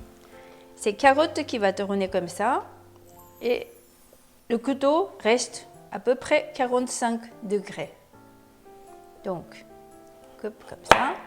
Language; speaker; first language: French; non-native, fluent; Japanese